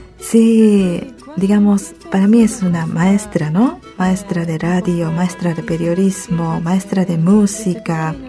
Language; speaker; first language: Spanish; early bilingual, other home language; Japanese